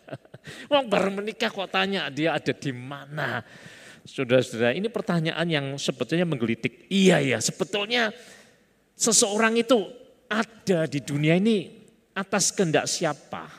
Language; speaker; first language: Indonesian; native; Indonesian